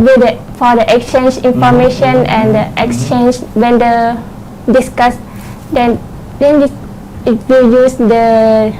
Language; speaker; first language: English; non-native, learner; Thai